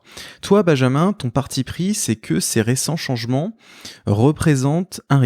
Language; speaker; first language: French; native; French